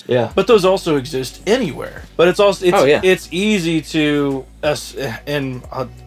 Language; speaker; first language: English; native; English